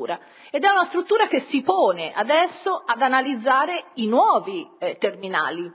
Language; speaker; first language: Italian; native; Italian